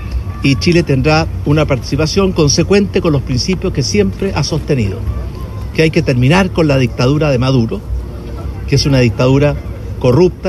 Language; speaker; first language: Spanish; native; Spanish